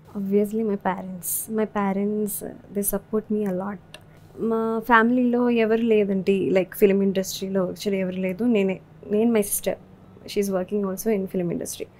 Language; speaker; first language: Telugu; non-native, learner; Malayalam